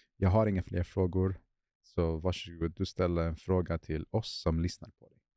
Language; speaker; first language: Swedish; non-native, fluent; Arabic